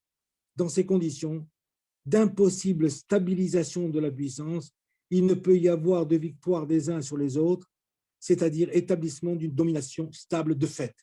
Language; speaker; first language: French; native; French